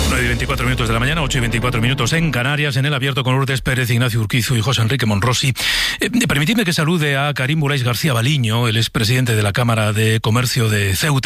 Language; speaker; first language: Spanish; native; Spanish